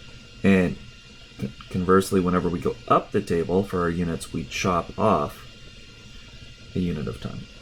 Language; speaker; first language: English; native; English